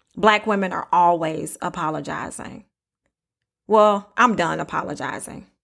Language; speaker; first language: English; native; English